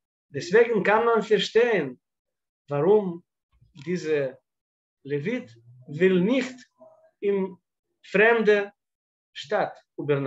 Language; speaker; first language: German; non-native, fluent; Russian